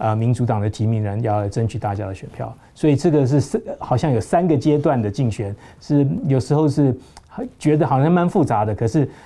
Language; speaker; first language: Chinese; native; Chinese